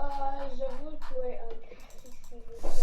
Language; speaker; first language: French; non-native, learner; English